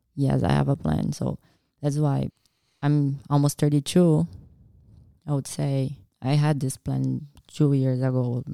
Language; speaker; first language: English; non-native, learner; Portuguese